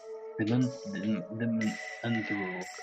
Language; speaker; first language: Welsh; non-native, learner; English